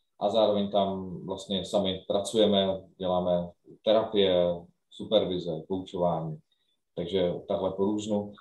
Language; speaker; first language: Czech; native; Czech